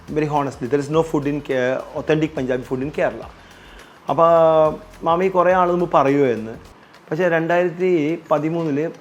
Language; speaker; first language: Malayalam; non-native, local second language; Punjabi